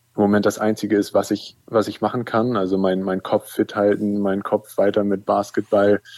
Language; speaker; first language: German; native; German